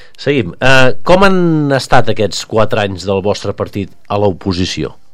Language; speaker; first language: Catalan; native; Catalan